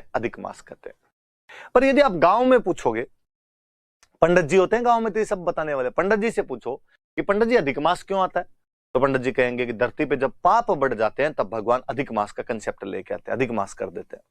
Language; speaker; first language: Hindi; native; Hindi